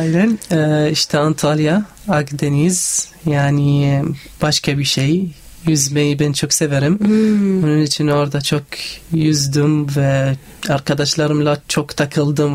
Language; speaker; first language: Turkish; non-native, fluent; Arabic